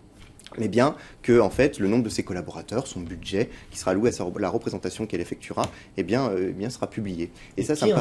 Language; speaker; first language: French; native; French